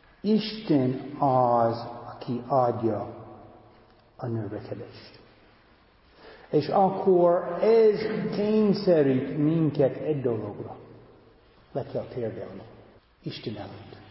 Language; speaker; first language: Hungarian; non-native, fluent; English